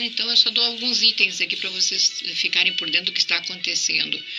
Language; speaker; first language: Portuguese; native; Portuguese